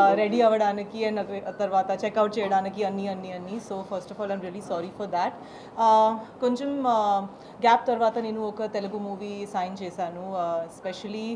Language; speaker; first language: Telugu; non-native, learner; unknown